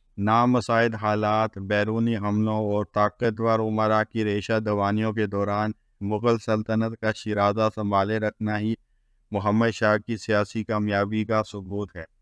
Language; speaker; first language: Urdu; native; Urdu